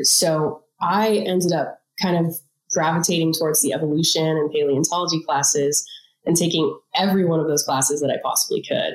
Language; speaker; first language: English; native; English